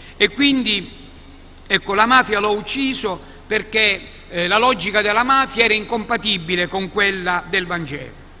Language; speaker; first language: Italian; native; Italian